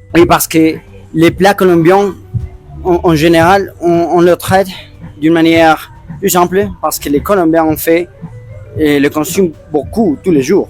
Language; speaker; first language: French; non-native, learner; Spanish